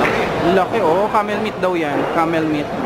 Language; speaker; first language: Filipino; native; Filipino